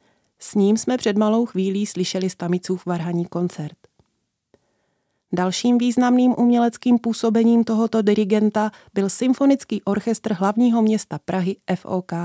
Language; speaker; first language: Czech; native; Czech